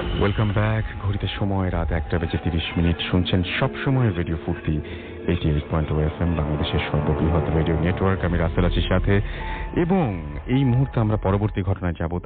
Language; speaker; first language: Bangla; native; Bangla